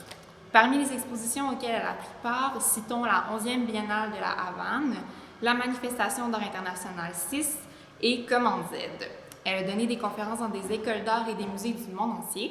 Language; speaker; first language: French; native; French